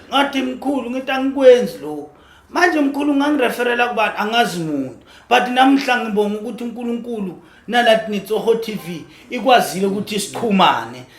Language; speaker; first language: Zulu; native; Zulu